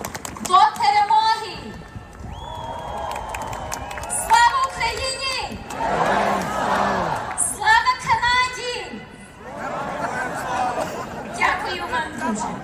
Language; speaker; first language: Ukrainian; early bilingual, heritage; Ukrainian